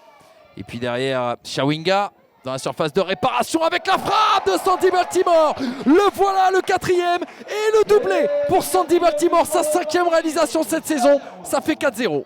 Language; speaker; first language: French; native; French